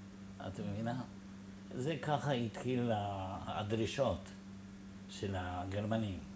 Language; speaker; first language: Hebrew; non-native, fluent; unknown